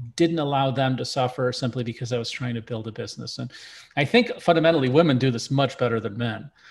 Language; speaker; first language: English; early bilingual, other home language; Russian